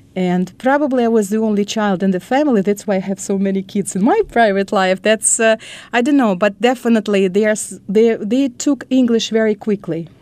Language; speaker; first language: English; non-native, fluent; Russian